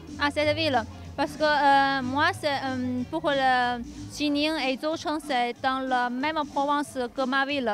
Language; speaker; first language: French; non-native, learner; Chinese